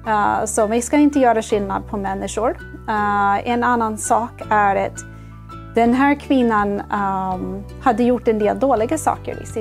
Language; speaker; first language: Swedish; non-native, fluent; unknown